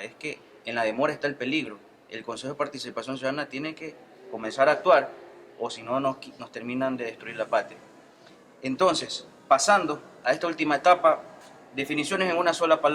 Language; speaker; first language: Spanish; native; Spanish